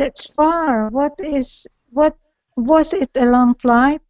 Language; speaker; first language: English; non-native, learner; Indonesian